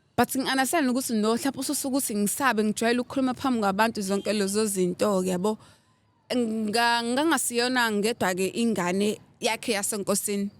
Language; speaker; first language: Zulu; native; Zulu